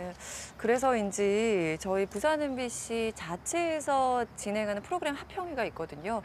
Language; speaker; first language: Korean; native; Korean